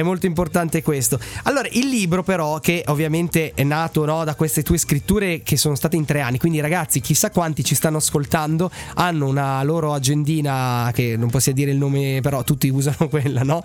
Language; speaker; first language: Italian; native; Italian